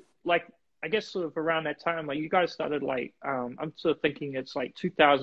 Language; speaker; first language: English; native; English